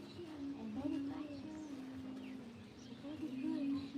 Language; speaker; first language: English; non-native, learner; Vietnamese